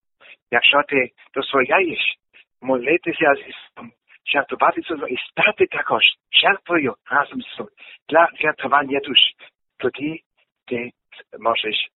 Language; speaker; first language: Ukrainian; non-native, learner; German